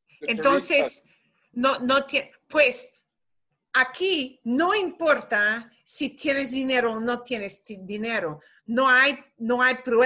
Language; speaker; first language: Spanish; non-native, fluent; English